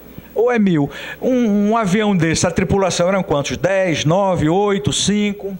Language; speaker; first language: Portuguese; native; Portuguese